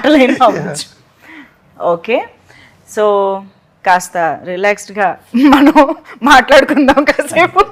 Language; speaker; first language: Telugu; native; Telugu